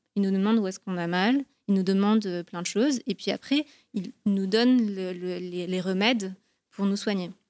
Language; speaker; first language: French; native; French